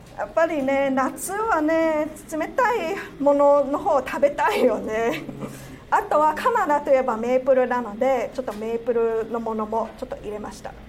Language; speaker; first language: Japanese; non-native, fluent; Cantonese